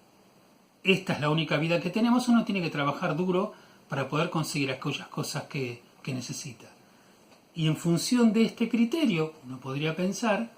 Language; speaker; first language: Spanish; native; Spanish